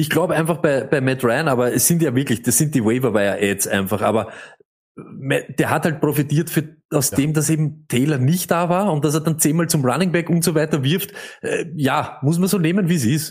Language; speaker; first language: German; native; German